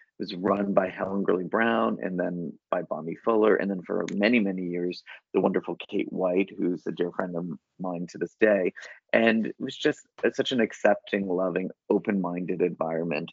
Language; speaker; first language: English; native; English